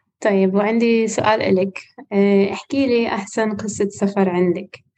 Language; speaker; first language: Arabic; non-native, fluent; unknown